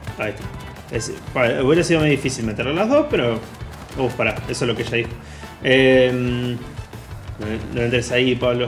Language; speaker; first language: Spanish; native; Spanish